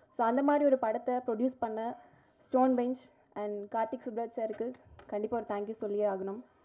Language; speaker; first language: Tamil; native; Tamil